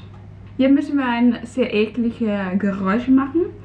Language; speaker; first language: German; non-native, fluent; Cantonese